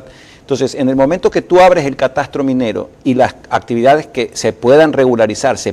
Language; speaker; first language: Spanish; native; Spanish